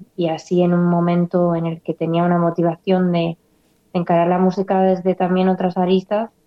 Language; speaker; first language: Spanish; native; Spanish